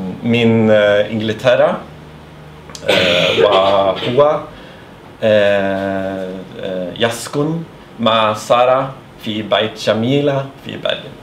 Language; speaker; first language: Arabic; non-native, learner; Norwegian